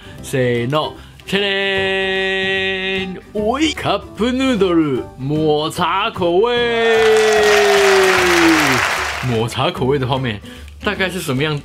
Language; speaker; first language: Chinese; native; Chinese